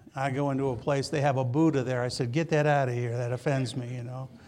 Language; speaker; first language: English; native; English